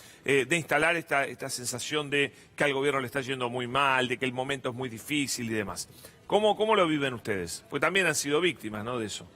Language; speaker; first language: Spanish; native; Spanish